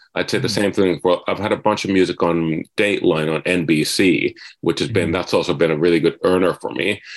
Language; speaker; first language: English; non-native, fluent; Finnish